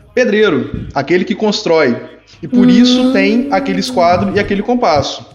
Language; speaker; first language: Portuguese; native; Portuguese